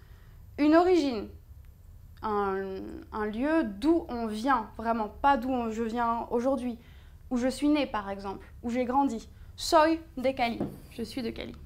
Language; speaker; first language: French; native; French